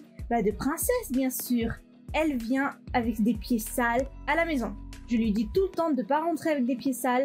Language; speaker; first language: French; native; French